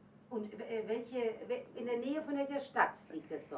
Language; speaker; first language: German; native; German